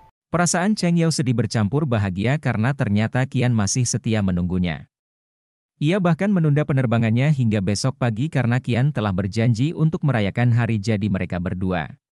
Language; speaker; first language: Indonesian; native; Indonesian